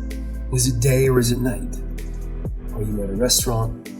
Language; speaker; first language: English; native; English